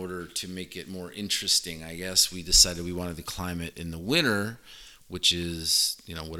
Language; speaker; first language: English; native; English